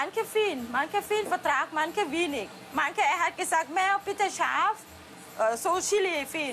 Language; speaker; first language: German; non-native, learner; Thai